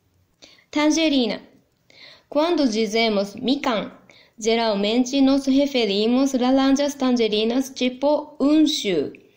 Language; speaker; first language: Portuguese; non-native, learner; Japanese